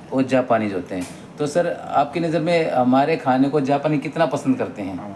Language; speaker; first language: Hindi; native; Hindi